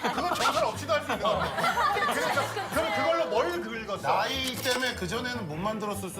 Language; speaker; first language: Korean; native; Korean